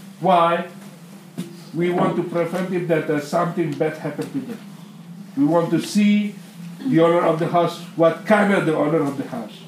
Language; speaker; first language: English; non-native, learner; Indonesian